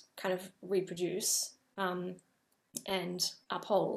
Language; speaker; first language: English; native; English